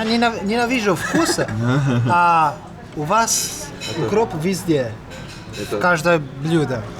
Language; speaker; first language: Russian; non-native, learner; Italian